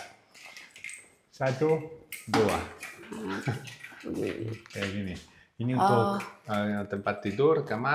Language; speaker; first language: Indonesian; non-native, learner; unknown